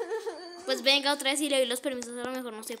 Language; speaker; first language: Spanish; native; Spanish